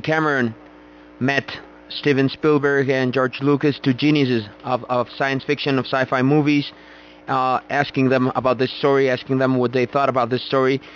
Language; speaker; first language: English; non-native, fluent; Spanish